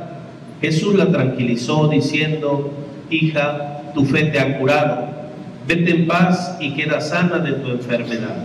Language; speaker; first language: Spanish; native; Spanish